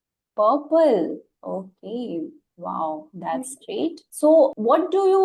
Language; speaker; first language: English; non-native, fluent; Hindi